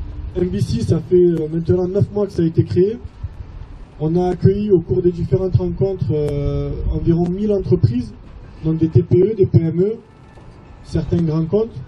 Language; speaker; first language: French; native; French